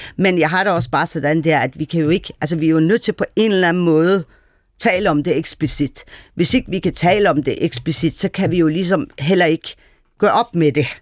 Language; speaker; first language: Danish; early bilingual, other home language; Persian